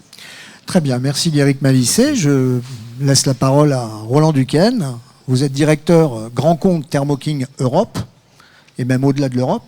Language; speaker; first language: French; native; French